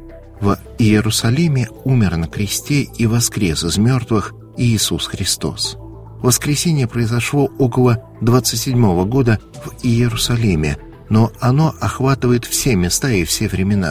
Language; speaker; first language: Russian; native; Russian